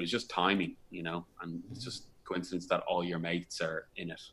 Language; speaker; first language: English; native; English